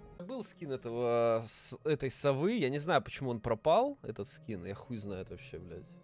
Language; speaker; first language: Russian; native; Russian